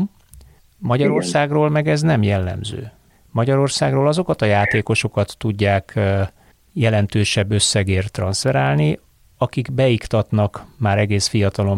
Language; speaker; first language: Hungarian; native; Hungarian